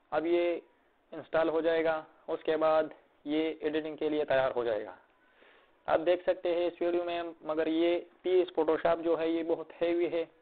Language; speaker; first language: Hindi; native; Hindi